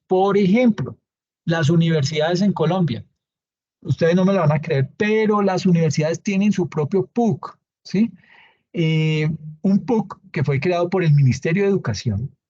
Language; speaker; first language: Spanish; native; Spanish